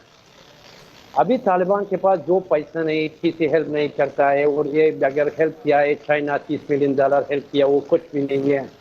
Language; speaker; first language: Hindi; non-native, fluent; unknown